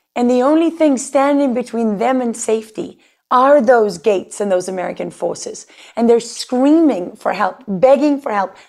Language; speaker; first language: English; native; English